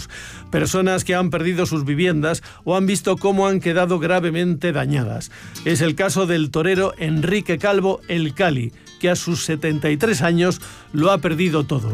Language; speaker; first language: Spanish; native; Spanish